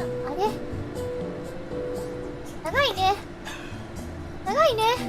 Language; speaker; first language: Japanese; non-native, fluent; English